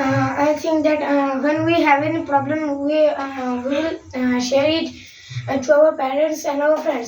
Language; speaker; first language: English; non-native, learner; Bangla